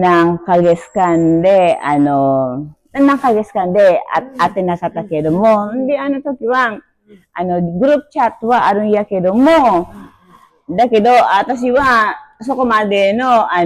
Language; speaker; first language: Japanese; non-native, learner; Filipino